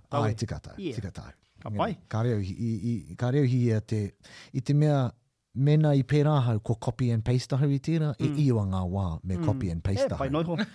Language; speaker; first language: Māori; non-native, local second language; English